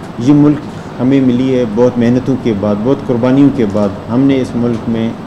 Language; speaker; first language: Urdu; non-native, local second language; Baluchi